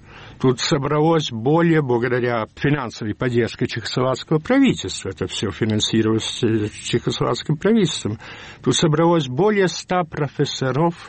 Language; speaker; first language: Russian; early bilingual, heritage; Russian